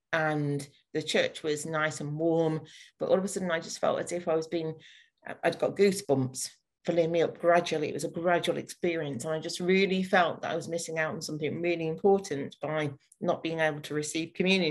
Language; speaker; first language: English; native; English